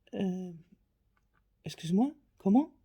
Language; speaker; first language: French; non-native, learner; Faroese